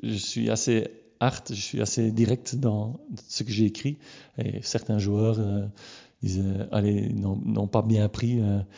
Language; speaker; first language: French; native; French